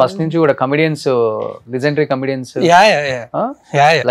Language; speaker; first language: Telugu; native; Telugu